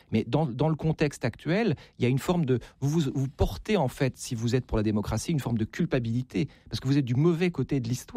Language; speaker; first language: French; native; French